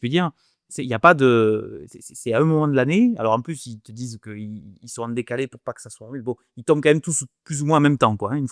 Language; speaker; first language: French; native; French